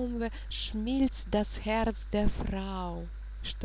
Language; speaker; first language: German; non-native, fluent; Russian